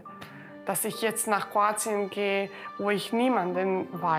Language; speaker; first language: German; early bilingual, other home language; Croatian